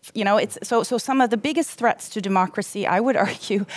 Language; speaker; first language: English; non-native, fluent; German